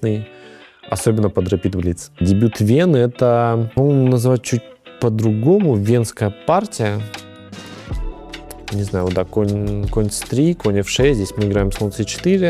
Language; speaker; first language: Russian; native; Russian